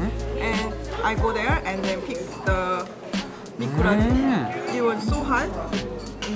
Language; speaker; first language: English; non-native, learner; Korean